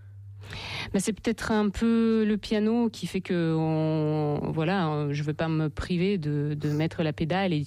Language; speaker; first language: French; non-native, fluent; Russian